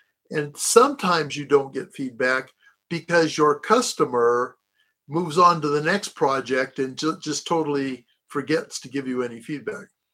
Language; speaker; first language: English; native; English